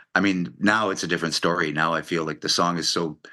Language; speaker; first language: English; native; English